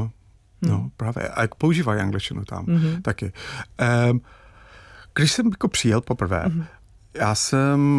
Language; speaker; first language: Czech; non-native, fluent; English